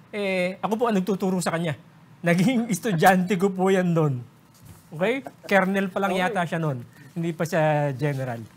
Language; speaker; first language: Filipino; native; Filipino